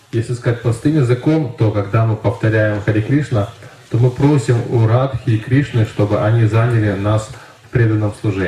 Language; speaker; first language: Russian; native; Russian